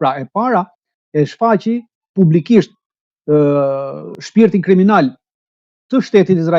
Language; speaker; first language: Albanian; native; Albanian